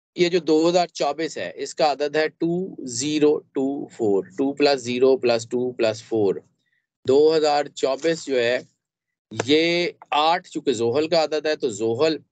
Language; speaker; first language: Urdu; native; Urdu